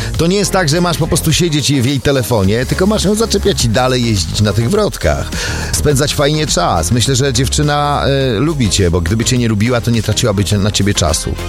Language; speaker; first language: Polish; native; Polish